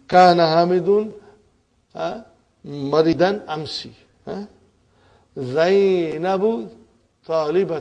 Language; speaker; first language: Arabic; non-native, fluent; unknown